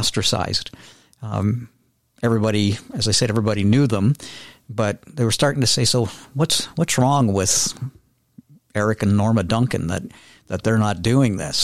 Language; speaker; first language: English; native; English